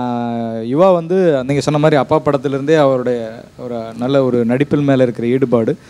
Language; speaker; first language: Tamil; native; Tamil